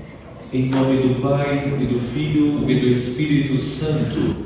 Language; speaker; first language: Portuguese; native; Portuguese